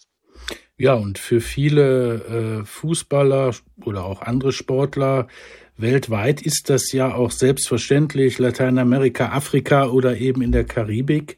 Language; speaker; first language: German; native; German